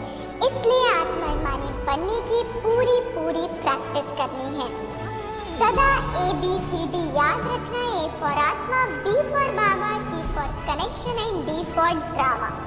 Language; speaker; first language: Hindi; native; Hindi